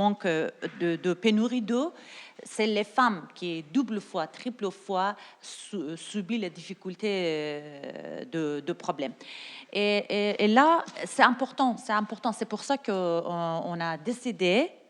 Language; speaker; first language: French; non-native, learner; Persian